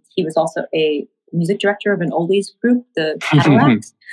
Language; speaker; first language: English; native; English